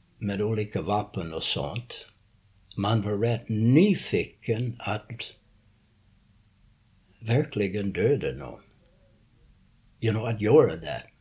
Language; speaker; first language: Swedish; early bilingual, heritage; English